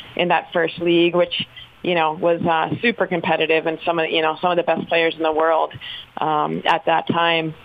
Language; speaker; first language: English; native; English